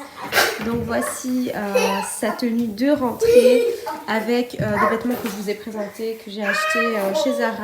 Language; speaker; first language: French; native; French